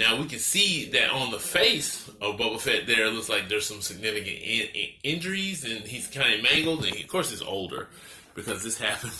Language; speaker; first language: English; native; English